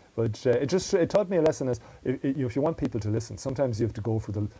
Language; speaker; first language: English; native; English